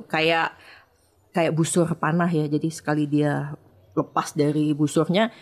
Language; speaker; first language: Indonesian; native; Indonesian